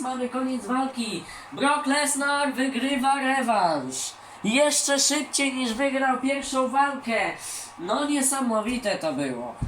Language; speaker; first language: Polish; native; Polish